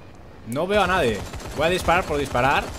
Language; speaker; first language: Spanish; native; Spanish